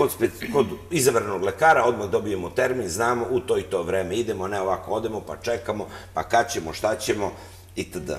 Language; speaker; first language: Serbian; native; Serbian